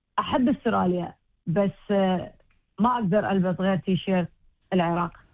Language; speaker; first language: Arabic; early bilingual, heritage; Arabic